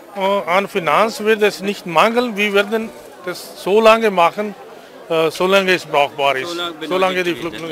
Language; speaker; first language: German; non-native, fluent; Punjabi